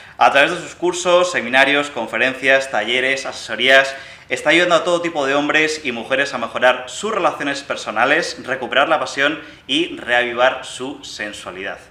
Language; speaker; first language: Spanish; native; Spanish